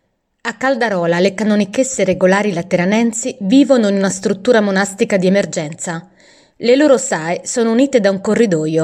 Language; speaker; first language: Italian; native; Italian